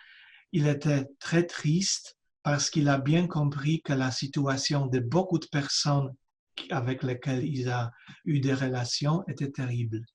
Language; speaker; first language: French; non-native, fluent; Polish